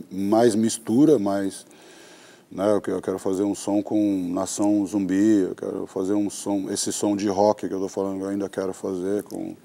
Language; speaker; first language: Portuguese; native; Portuguese